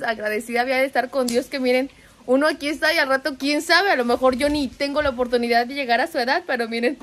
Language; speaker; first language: Spanish; native; Spanish